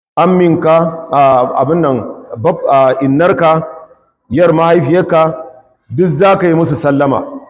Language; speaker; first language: Hausa; non-native, local second language; Kanuri